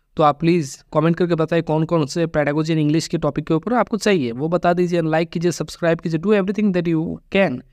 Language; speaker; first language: Hindi; non-native, local second language; Bangla